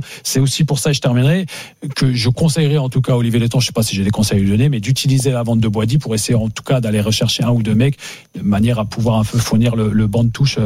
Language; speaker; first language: French; native; French